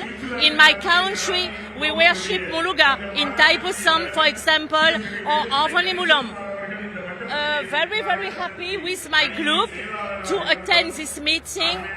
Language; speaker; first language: English; non-native, learner; French